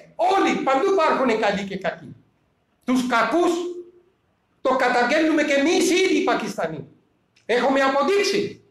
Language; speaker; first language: Greek; non-native, fluent; Urdu